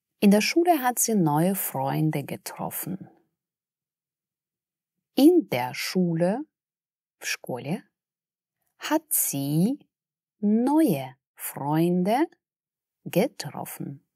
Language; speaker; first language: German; non-native, fluent; Russian